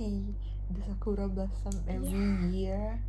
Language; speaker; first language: English; non-native, local second language; Indonesian